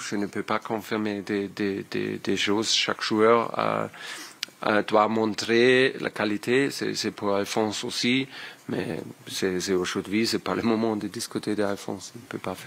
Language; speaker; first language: French; non-native, learner; German